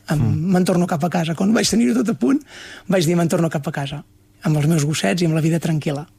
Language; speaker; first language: Catalan; native; Catalan